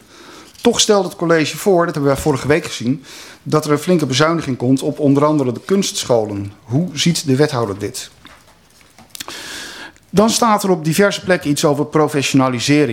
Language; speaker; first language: Dutch; native; Dutch